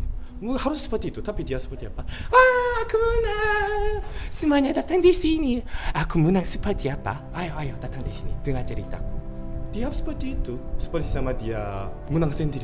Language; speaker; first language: Indonesian; non-native, learner; Korean